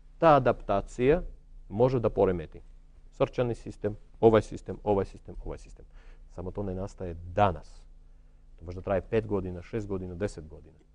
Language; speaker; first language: Croatian; non-native, fluent; Armenian